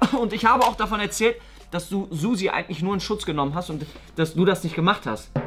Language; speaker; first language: German; native; German